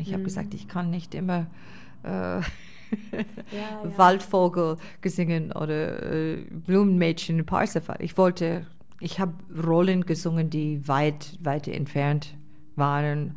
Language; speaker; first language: German; non-native, fluent; English